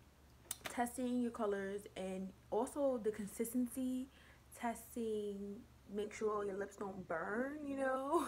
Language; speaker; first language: English; native; English